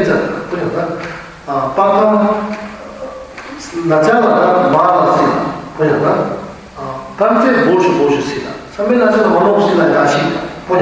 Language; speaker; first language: Russian; non-native, learner; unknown